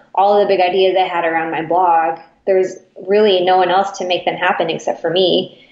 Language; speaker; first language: English; native; English